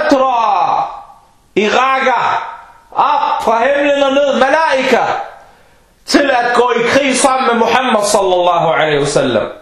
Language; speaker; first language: Danish; non-native, local second language; Arabic